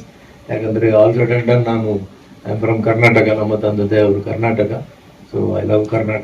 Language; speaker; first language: Kannada; non-native, fluent; Tulu